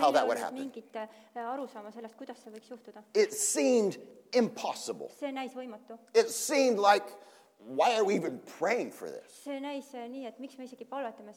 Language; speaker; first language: English; native; English